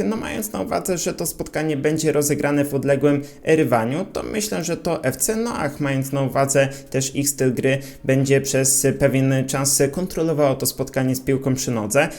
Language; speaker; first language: Polish; native; Polish